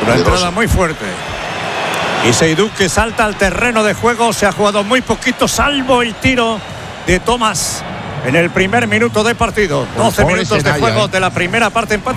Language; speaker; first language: Spanish; native; Spanish